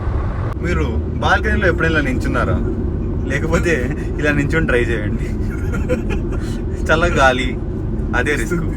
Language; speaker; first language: Telugu; native; Telugu